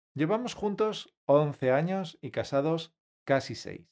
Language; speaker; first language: Spanish; native; Spanish